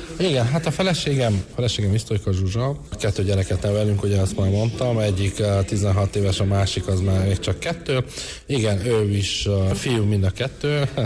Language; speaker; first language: Hungarian; non-native, local second language; Romany